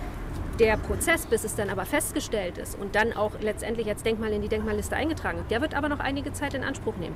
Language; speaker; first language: German; native; German